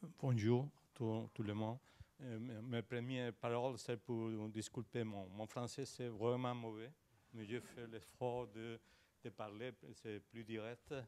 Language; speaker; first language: French; non-native, learner; Spanish